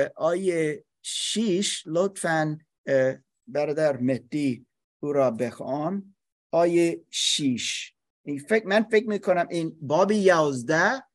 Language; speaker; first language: Persian; non-native, learner; English